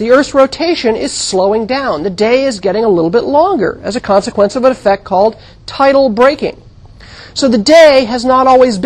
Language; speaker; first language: English; native; English